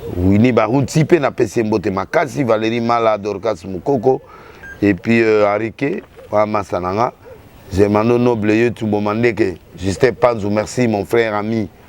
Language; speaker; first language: Lingala; non-native, local second language; Kongo